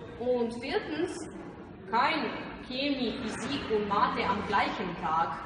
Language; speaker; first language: German; non-native, learner; Serbian